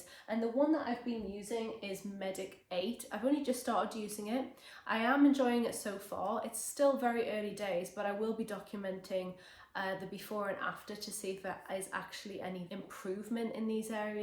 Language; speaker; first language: English; native; English